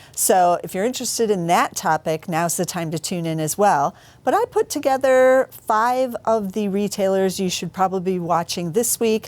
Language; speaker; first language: English; native; English